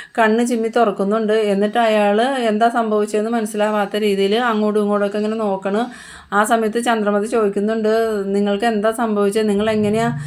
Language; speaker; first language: Malayalam; native; Malayalam